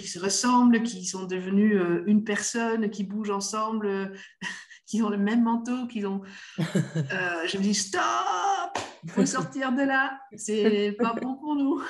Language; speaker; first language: French; native; French